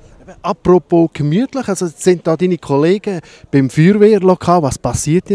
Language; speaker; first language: German; native; German